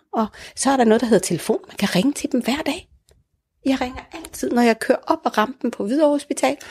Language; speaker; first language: Danish; early bilingual, other home language; Arabic